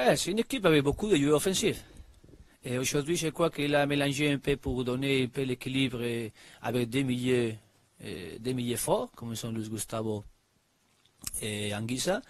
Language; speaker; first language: French; non-native, learner; Spanish